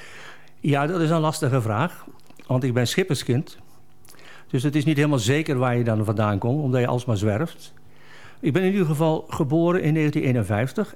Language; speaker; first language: Dutch; native; Dutch